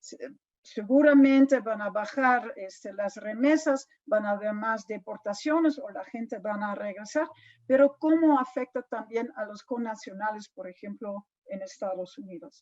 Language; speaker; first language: Spanish; non-native, fluent; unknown